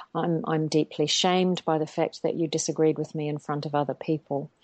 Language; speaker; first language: English; native; English